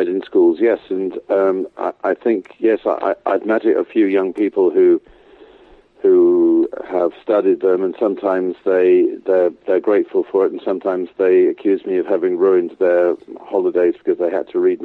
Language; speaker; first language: English; native; English